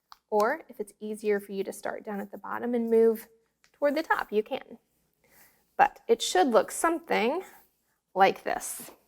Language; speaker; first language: English; native; English